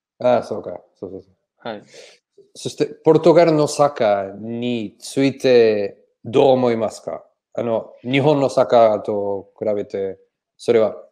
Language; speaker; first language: Japanese; non-native, learner; Portuguese